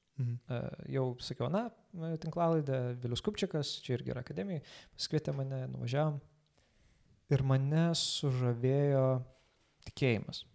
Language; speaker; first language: Lithuanian; native; Lithuanian